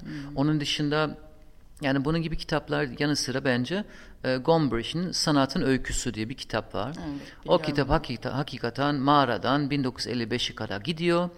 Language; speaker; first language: Turkish; non-native, fluent; German